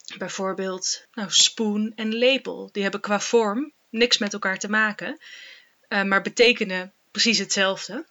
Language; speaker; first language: Dutch; native; Dutch